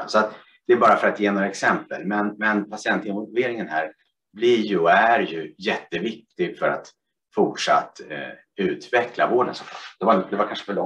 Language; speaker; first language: Swedish; native; Swedish